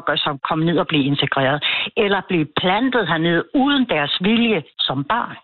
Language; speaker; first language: Danish; early bilingual, other home language; Finnish